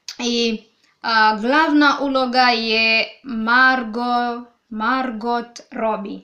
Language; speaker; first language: Serbian; non-native, learner; Swahili